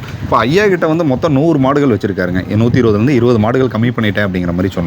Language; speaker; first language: Tamil; native; Tamil